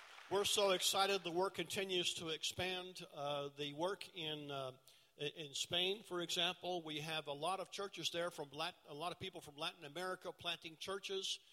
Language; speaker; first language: English; native; English